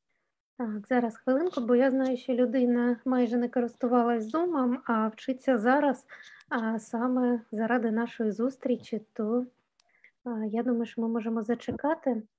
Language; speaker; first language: Ukrainian; native; Ukrainian